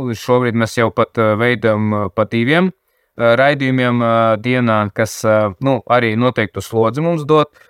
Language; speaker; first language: Latvian; non-native, local second language; Russian